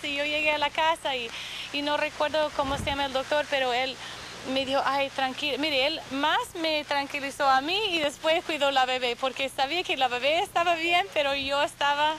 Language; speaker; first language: Spanish; non-native, fluent; English